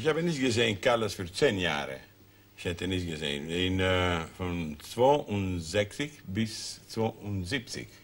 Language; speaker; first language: German; non-native, learner; Italian